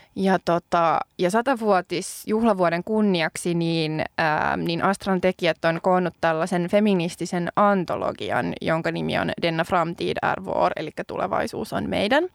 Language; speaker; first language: Finnish; non-native, local second language; Swedish